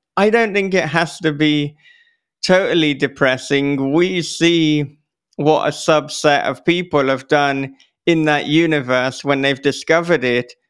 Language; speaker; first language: English; native; English